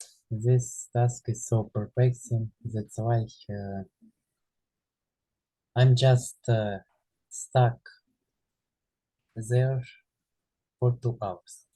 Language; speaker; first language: English; non-native, learner; Ukrainian